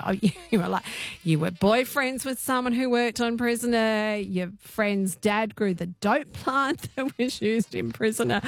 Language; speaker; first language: English; native; English